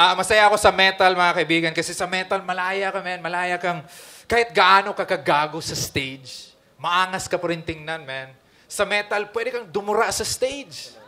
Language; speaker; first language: Filipino; non-native, local second language; Cebuano